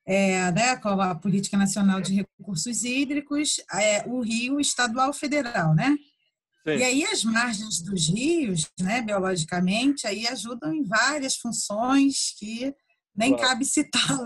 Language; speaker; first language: Portuguese; native; Portuguese